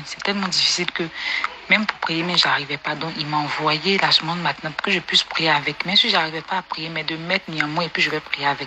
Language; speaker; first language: French; native; French